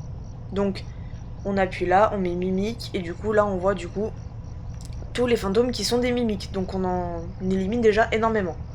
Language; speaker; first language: French; native; French